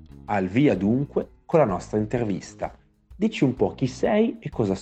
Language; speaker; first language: Italian; native; Italian